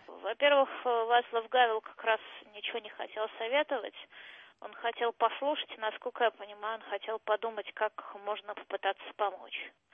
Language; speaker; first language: Russian; native; Russian